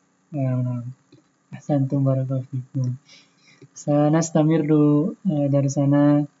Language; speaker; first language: Arabic; non-native, fluent; Indonesian